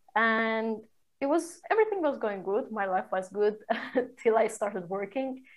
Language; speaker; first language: English; non-native, fluent; Persian